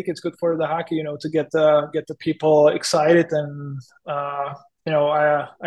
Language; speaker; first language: English; non-native, fluent; Czech